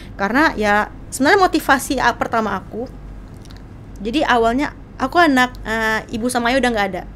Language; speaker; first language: Indonesian; native; Indonesian